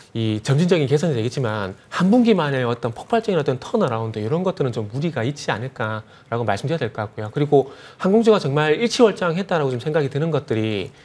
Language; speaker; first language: Korean; native; Korean